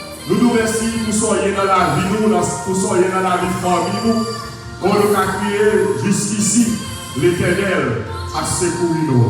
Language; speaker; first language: French; non-native, local second language; Haitian Creole